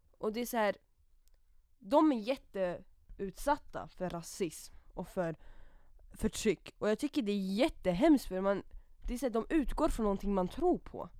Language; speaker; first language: Swedish; native; Swedish